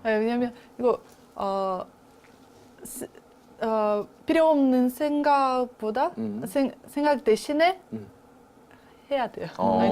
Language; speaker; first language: Korean; non-native, learner; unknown